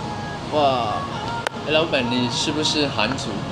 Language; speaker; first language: Chinese; non-native, fluent; Indonesian